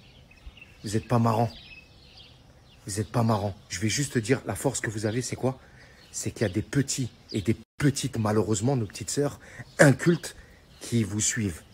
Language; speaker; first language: French; native; French